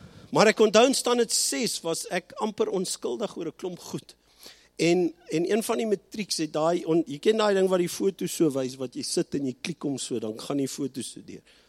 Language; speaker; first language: Afrikaans; native; Afrikaans